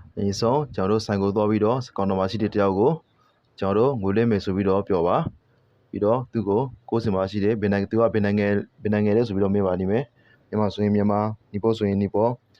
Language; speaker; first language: Burmese; native; Burmese